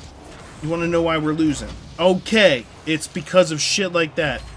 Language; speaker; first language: English; native; English